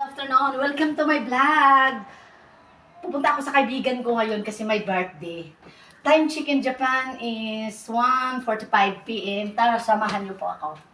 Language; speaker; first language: Filipino; non-native, local second language; Cebuano